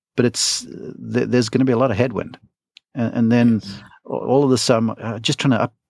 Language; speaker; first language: English; native; English